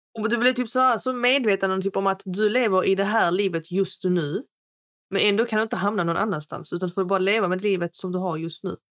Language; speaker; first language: Swedish; non-native, fluent; Arabic